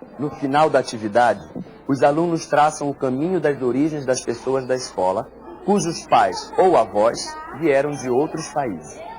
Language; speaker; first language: Portuguese; native; Portuguese